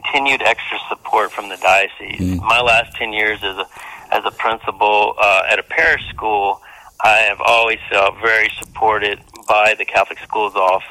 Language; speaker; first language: English; native; English